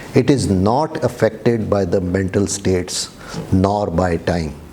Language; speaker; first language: English; non-native, local second language; Urdu